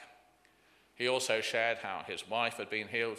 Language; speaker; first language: English; native; English